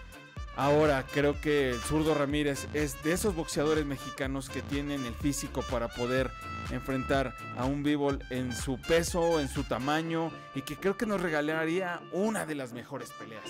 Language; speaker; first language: Spanish; native; Spanish